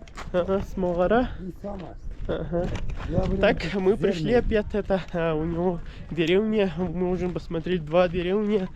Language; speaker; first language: Russian; non-native, learner; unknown